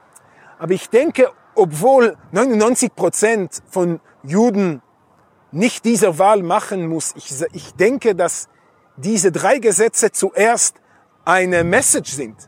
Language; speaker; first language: German; non-native, fluent; Hebrew